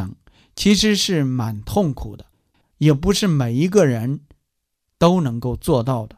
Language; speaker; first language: Chinese; native; Chinese